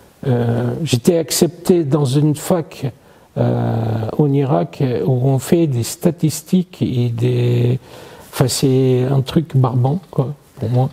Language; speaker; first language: French; non-native, fluent; Arabic